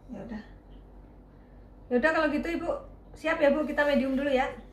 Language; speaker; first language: Indonesian; native; Indonesian